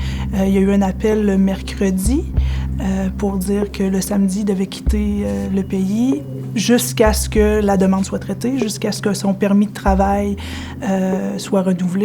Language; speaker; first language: French; native; French